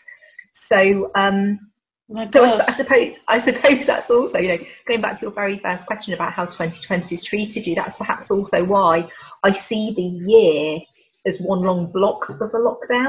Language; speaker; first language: English; native; English